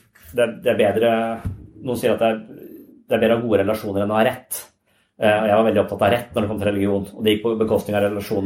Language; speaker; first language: Norwegian; native; Norwegian